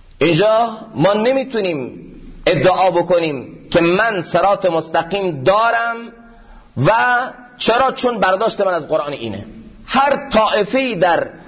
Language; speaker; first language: Persian; native; Persian